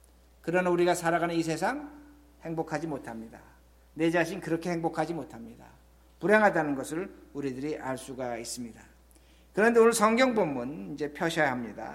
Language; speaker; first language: Korean; native; Korean